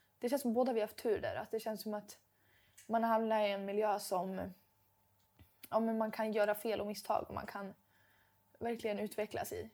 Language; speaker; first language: Swedish; native; Swedish